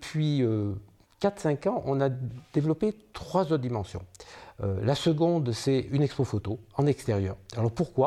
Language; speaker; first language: French; native; French